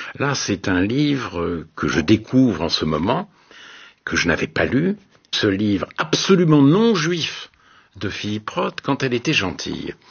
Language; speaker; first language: French; native; French